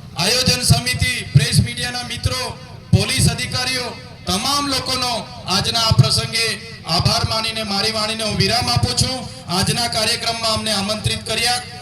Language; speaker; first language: Gujarati; non-native, local second language; Vasavi